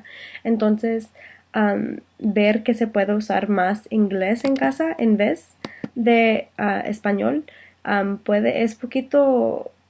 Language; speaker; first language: Spanish; early bilingual, heritage; Spanish